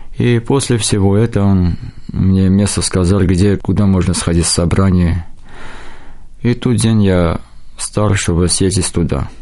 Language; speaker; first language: Russian; non-native, local second language; Armenian